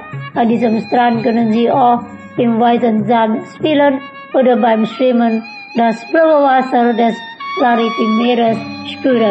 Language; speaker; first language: German; non-native, fluent; Indonesian